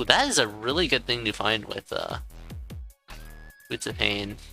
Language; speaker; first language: English; native; English